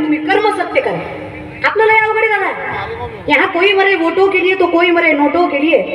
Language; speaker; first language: Hindi; non-native, local second language; Marathi